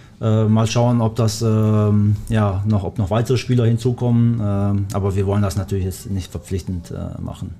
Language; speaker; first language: German; early bilingual, other home language; Albanian